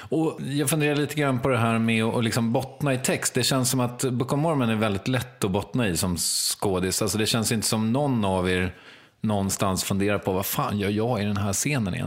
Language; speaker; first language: Swedish; native; Swedish